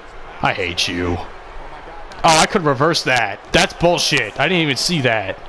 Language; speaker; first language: English; native; English